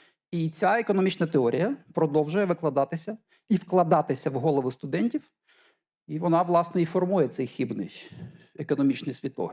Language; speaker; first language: Ukrainian; native; Ukrainian